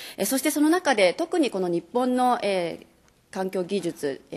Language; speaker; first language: Japanese; native; Japanese